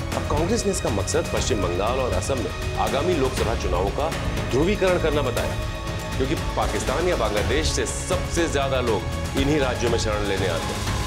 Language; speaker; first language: Hindi; native; Hindi